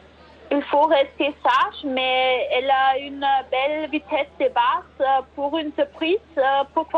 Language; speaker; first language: French; non-native, fluent; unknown